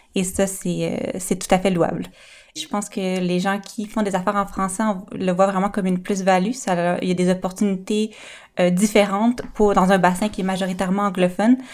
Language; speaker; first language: French; native; French